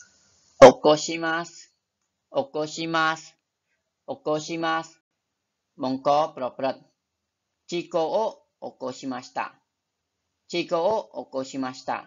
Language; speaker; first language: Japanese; non-native, fluent; Khmer